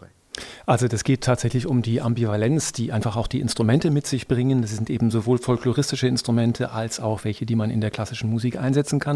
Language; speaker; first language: German; native; German